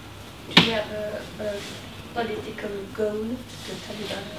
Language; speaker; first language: English; non-native, fluent; French